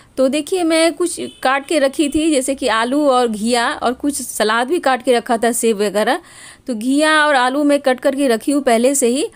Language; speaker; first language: Hindi; native; Hindi